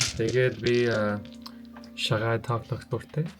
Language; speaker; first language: Mongolian; non-native, learner; English